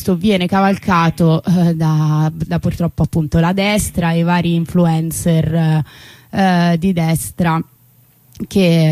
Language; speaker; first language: Italian; native; Italian